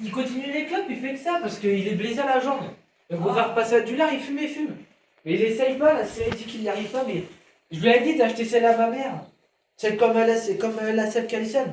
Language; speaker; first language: French; native; French